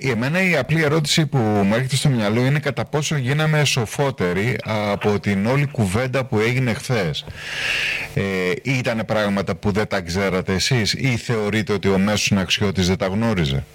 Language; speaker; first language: Greek; native; Greek